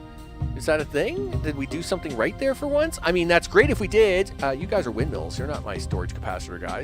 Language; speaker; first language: English; native; English